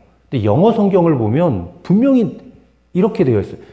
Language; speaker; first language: Korean; native; Korean